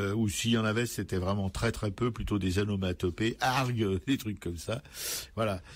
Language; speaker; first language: French; native; French